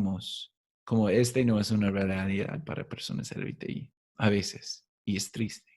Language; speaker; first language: Spanish; non-native, fluent; English